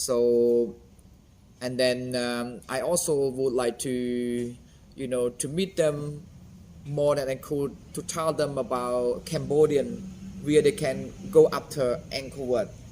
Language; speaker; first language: English; non-native, fluent; Khmer